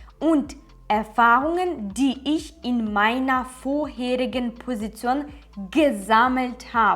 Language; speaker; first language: German; non-native, fluent; Ukrainian